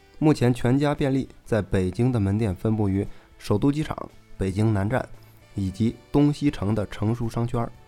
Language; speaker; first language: Chinese; native; Chinese